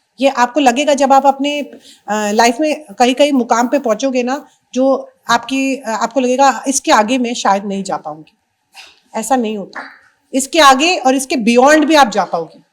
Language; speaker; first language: Hindi; native; Hindi